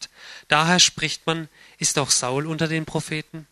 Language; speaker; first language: German; native; German